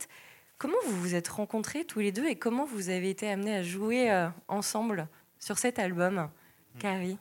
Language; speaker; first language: French; native; French